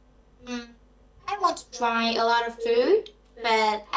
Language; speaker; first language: English; non-native, learner; Vietnamese